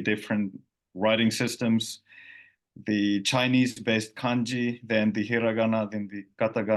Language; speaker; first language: English; non-native, fluent; Finnish